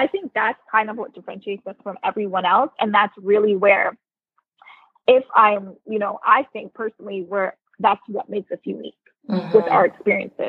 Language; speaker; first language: English; native; English